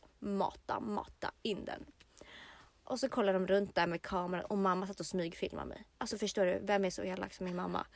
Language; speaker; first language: Swedish; native; Swedish